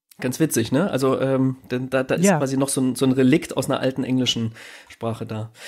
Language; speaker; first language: German; native; German